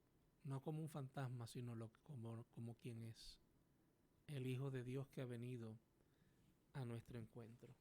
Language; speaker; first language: Spanish; native; Spanish